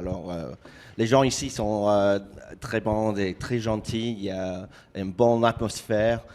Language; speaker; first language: French; non-native, learner; English